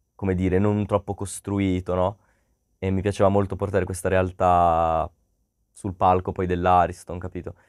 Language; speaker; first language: Italian; native; Italian